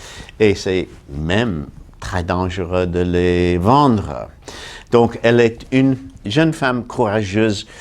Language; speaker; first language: French; non-native, fluent; English